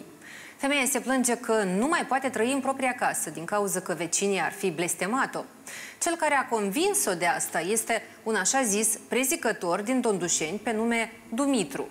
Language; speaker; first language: Romanian; native; Romanian